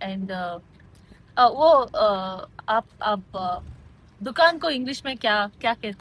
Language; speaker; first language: Hindi; non-native, local second language; Kannada